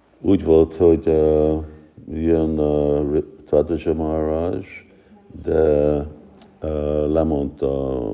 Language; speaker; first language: Hungarian; early bilingual, heritage; Hungarian